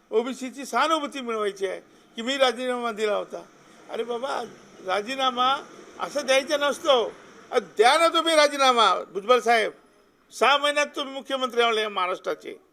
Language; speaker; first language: Marathi; non-native, local second language; Lambadi